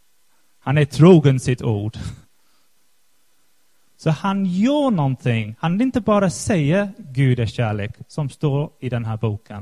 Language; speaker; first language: Swedish; non-native, fluent; English